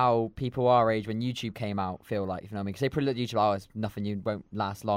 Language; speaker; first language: English; native; English